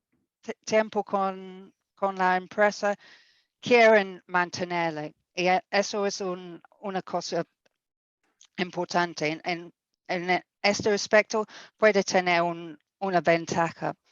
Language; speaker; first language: Spanish; non-native, fluent; English